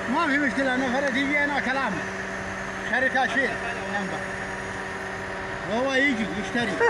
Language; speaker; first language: Arabic; non-native, learner; Filipino